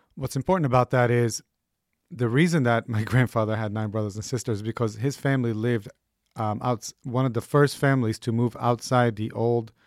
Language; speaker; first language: English; early bilingual, other home language; Hebrew